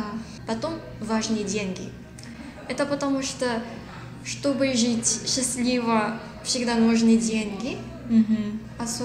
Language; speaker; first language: Russian; non-native, learner; Korean